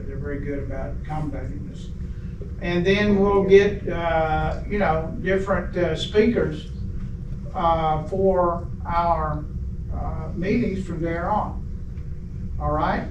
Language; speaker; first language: English; native; English